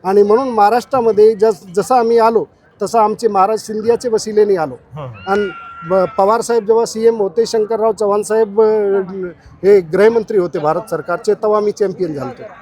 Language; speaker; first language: Marathi; non-native, local second language; Hindi